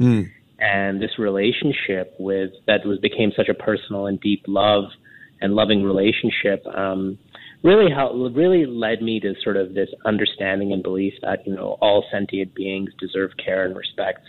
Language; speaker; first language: English; native; English